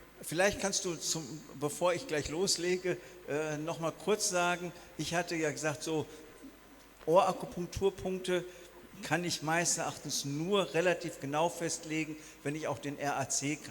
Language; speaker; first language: German; native; German